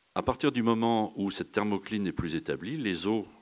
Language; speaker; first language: French; native; French